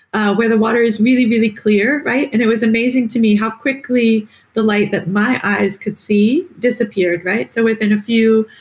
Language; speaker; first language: English; native; English